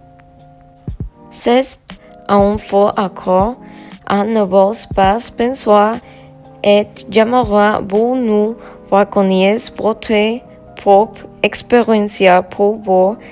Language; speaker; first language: French; non-native, learner; Spanish